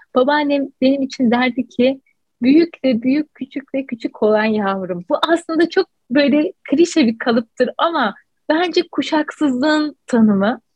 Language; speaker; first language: Turkish; native; Turkish